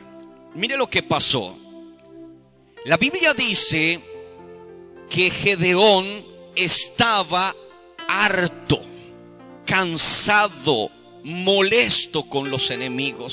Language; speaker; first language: Spanish; native; Spanish